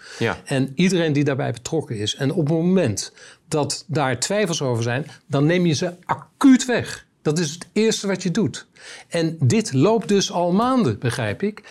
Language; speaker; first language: Dutch; native; Dutch